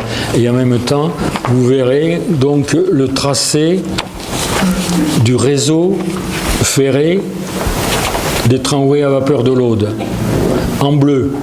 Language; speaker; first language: French; native; French